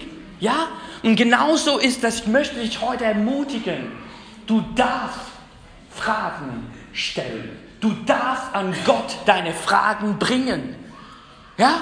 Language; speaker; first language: German; non-native, fluent; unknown